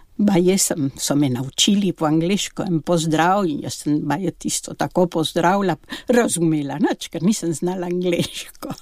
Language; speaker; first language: Slovenian; early bilingual, heritage; Slovenian